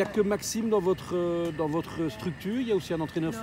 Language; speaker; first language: French; native; French